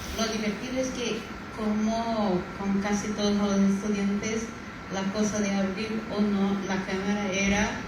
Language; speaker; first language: Spanish; non-native, fluent; Portuguese